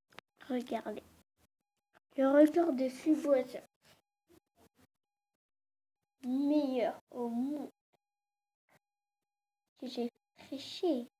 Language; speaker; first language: French; native; French